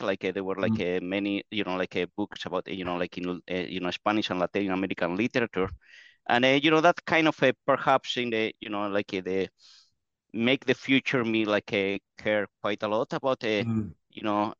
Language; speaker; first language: English; non-native, fluent; Spanish